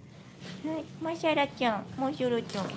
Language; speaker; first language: Japanese; native; Japanese